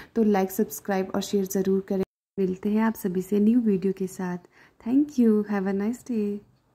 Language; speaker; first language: Hindi; non-native, local second language; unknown